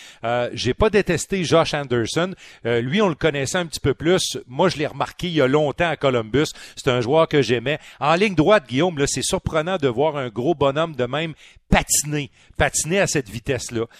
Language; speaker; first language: French; native; French